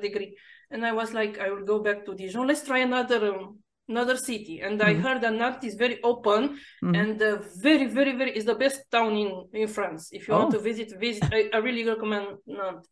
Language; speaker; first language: English; non-native, fluent; Romanian